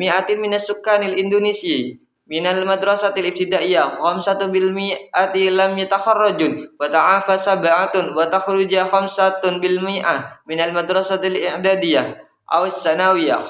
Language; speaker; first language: Arabic; non-native, learner; Indonesian